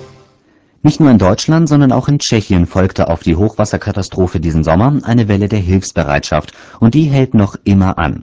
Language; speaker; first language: German; native; German